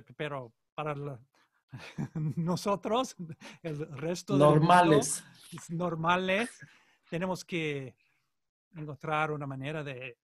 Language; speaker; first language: Spanish; non-native, learner; English